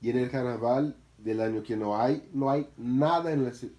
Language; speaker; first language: Spanish; non-native, fluent; Portuguese